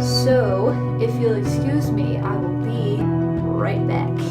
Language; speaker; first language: English; native; English